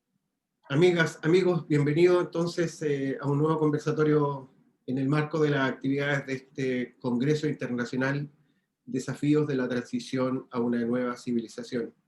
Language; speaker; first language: Spanish; native; Spanish